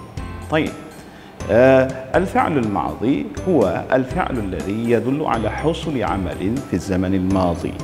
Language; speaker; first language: Arabic; non-native, fluent; Indonesian